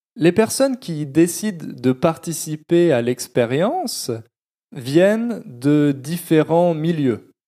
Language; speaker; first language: French; native; French